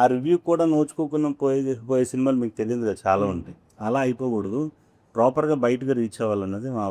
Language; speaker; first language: Telugu; native; Telugu